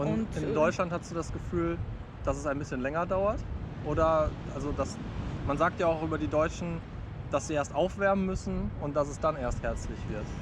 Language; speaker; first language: German; native; German